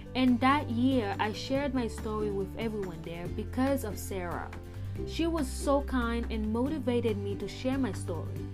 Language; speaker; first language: English; early bilingual, other home language; Haitian Creole